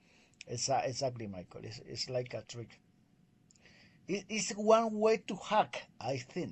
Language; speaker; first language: English; non-native, learner; Spanish